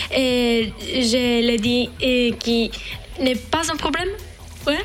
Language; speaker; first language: French; non-native, learner; Italian